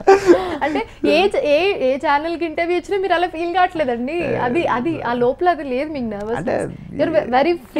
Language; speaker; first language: Telugu; native; Telugu